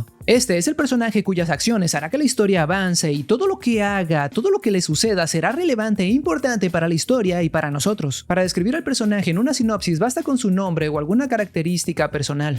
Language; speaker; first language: Spanish; native; Spanish